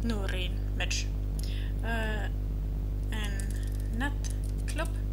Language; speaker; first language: Swedish; non-native, learner; German